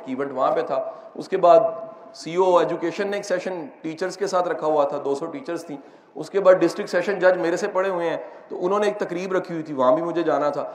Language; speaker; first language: Urdu; non-native, local second language; Punjabi